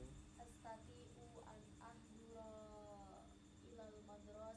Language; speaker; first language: Arabic; non-native, learner; Indonesian